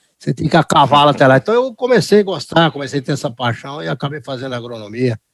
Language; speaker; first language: Portuguese; early bilingual, other home language; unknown